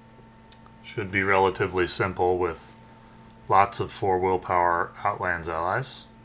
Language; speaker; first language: English; native; English